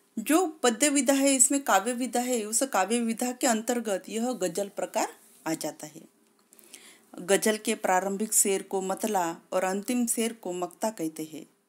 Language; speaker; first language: Hindi; non-native, local second language; Marathi